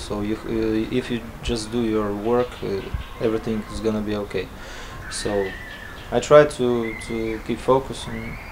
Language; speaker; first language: English; non-native, learner; Latvian